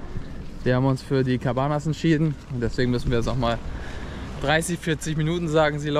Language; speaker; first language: German; native; German